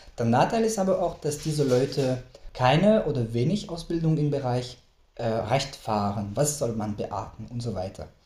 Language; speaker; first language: German; non-native, fluent; French